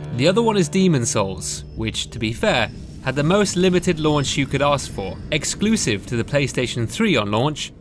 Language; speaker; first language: English; native; English